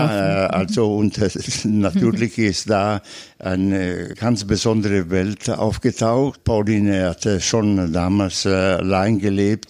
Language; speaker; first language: German; non-native, fluent; Italian